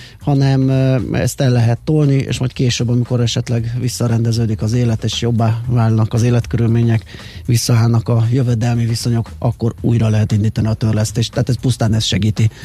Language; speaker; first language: Hungarian; native; Hungarian